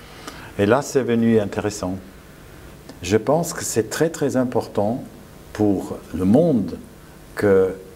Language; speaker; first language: French; non-native, fluent; German